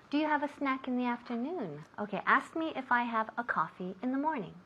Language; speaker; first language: English; non-native, fluent; Spanish